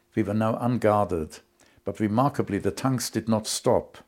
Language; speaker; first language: English; non-native, fluent; German